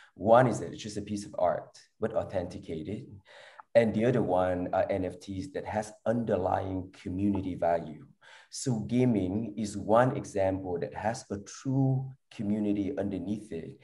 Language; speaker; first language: English; early bilingual, other home language; Vietnamese